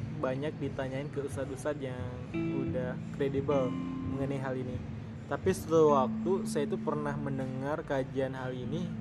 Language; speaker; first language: Indonesian; native; Indonesian